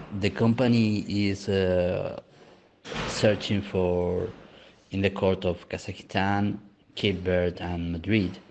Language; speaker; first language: English; non-native, learner; Spanish